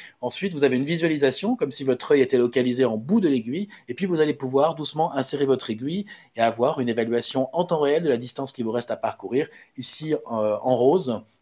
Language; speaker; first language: French; native; French